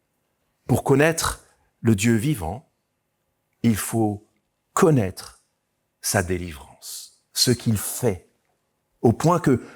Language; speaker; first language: French; native; French